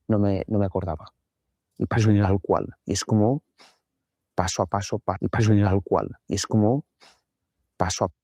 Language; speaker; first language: Spanish; native; Spanish